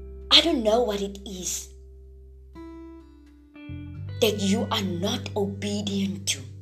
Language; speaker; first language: English; non-native, local second language; Afrikaans